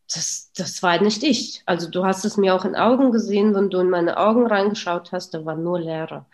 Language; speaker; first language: German; early bilingual, other home language; Russian